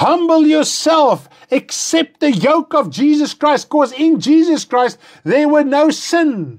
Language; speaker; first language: English; non-native, local second language; Afrikaans